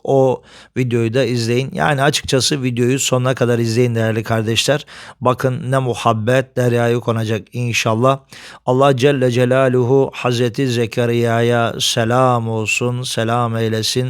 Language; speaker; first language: Turkish; native; Turkish